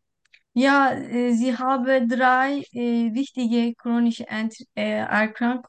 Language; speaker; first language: German; non-native, learner; Turkish